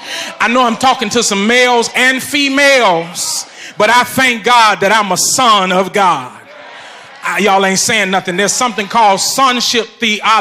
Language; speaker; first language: English; native; English